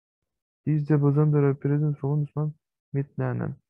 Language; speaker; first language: German; non-native, fluent; Turkish